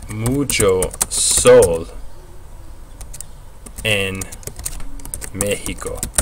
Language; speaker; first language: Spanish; non-native, fluent; English